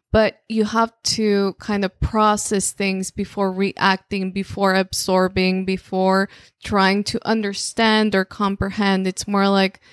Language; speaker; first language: English; non-native, fluent; Spanish